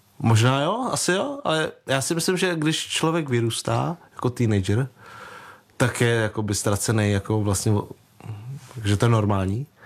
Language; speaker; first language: Czech; early bilingual, other home language; Vietnamese